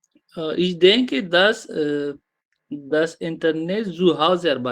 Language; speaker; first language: German; non-native, learner; Urdu